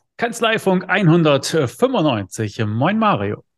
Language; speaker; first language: German; native; German